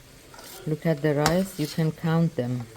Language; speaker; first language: English; non-native, learner; Persian